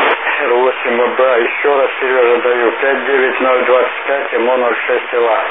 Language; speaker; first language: Russian; native; Russian